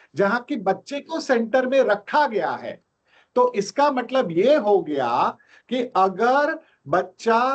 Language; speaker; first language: Hindi; non-native, local second language; Gujarati